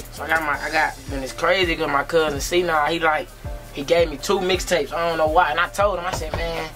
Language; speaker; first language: English; native; English